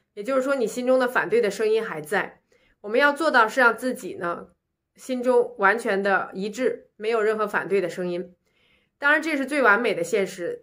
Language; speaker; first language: Chinese; native; Chinese